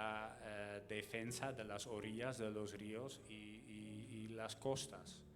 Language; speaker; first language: Spanish; non-native, fluent; Dutch